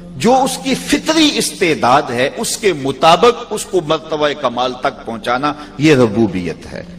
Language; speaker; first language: Urdu; non-native, local second language; Punjabi